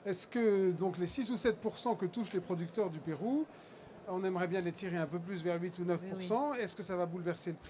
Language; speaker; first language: French; native; French